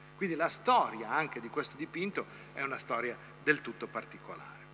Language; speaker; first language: Italian; native; Italian